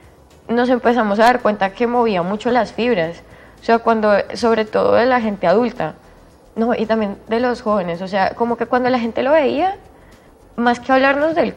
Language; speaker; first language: Spanish; native; Spanish